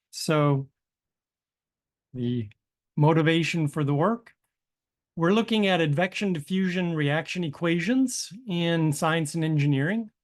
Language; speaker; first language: English; native; English